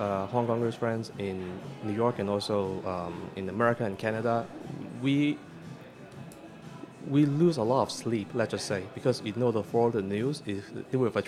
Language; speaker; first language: English; non-native, local second language; Cantonese